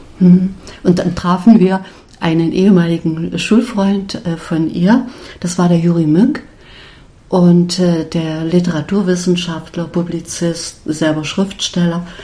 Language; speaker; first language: German; non-native, local second language; Upper Sorbian